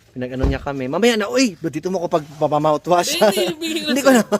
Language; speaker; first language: Filipino; non-native, local second language; Cebuano